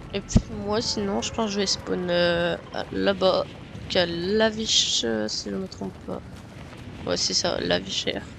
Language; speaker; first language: French; native; French